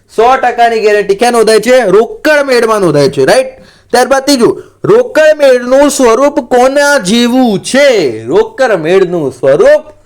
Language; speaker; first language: Gujarati; non-native, local second language; Marathi